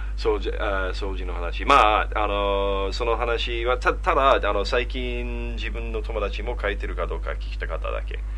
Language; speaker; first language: Japanese; non-native, fluent; English